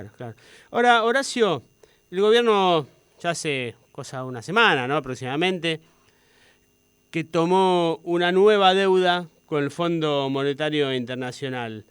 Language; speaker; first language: Spanish; native; Spanish